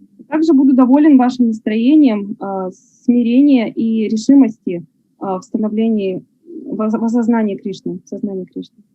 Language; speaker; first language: Russian; native; Russian